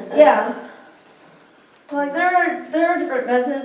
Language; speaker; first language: English; native; English